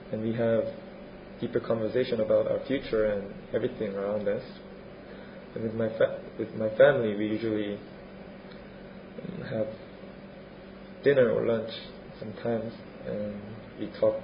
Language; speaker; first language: English; non-native, fluent; Korean